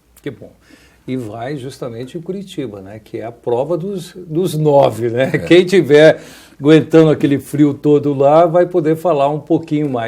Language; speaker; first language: Portuguese; native; Portuguese